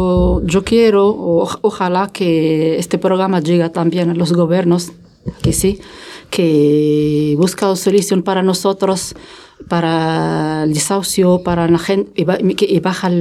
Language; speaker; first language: Spanish; non-native, learner; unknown